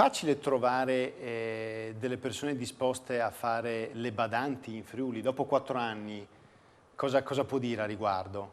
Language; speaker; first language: Italian; native; Italian